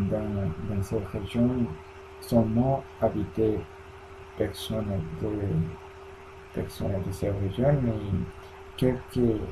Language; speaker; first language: French; non-native, learner; Spanish